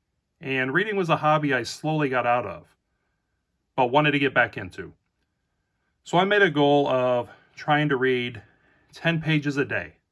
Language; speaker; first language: English; native; English